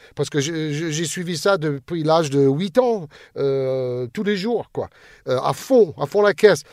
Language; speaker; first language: French; non-native, fluent; English